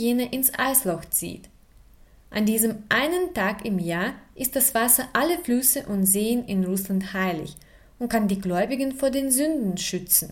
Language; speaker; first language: German; non-native, fluent; Russian